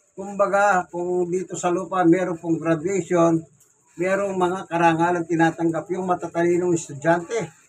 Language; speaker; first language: Filipino; non-native, local second language; Pampanga